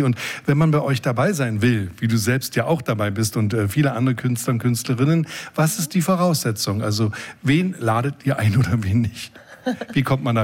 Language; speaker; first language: German; native; German